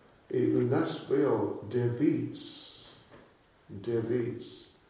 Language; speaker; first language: English; native; English